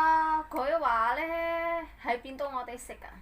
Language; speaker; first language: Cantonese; non-native, learner; Javanese